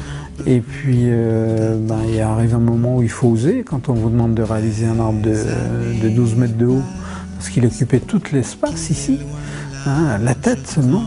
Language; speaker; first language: French; native; French